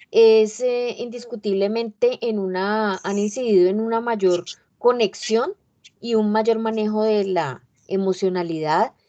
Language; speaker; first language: Spanish; native; Spanish